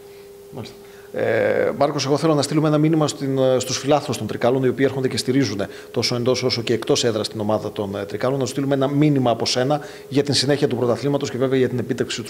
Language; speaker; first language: Greek; native; Greek